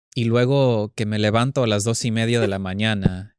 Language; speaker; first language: Spanish; early bilingual, heritage; Spanish